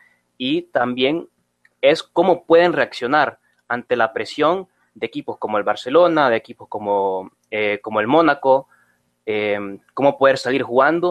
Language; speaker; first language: Spanish; native; Spanish